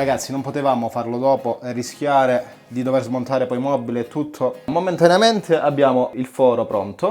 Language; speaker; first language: Italian; native; Italian